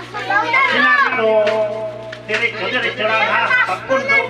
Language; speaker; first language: Filipino; non-native, local second language; Bikol